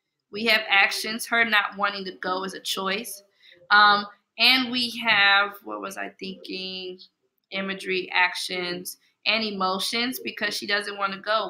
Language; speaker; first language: English; native; English